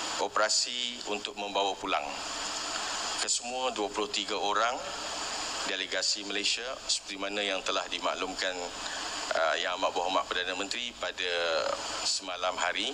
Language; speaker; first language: Malay; native; Malay